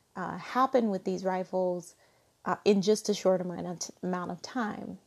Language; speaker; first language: English; native; English